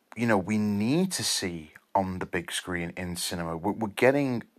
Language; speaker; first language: English; native; English